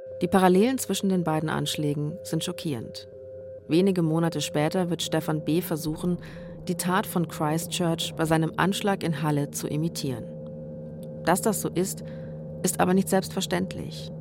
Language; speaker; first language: German; native; German